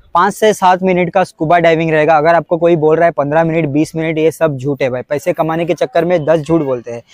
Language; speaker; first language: Hindi; non-native, local second language; Konkani